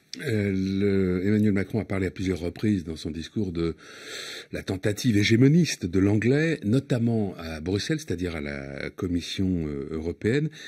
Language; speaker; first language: French; native; French